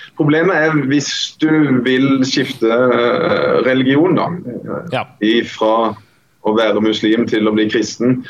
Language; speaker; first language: Norwegian; native; Norwegian